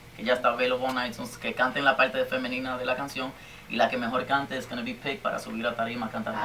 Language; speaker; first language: Spanish; early bilingual, heritage; Spanish